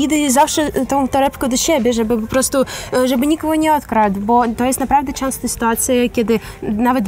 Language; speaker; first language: Polish; non-native, fluent; Ukrainian